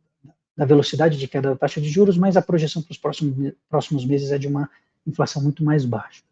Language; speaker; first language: Portuguese; native; Portuguese